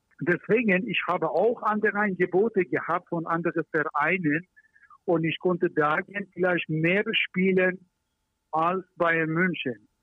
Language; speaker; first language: German; non-native, learner; Persian